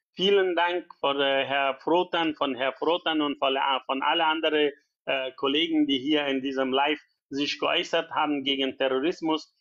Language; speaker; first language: German; non-native, learner; Persian